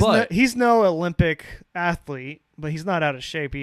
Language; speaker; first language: English; native; English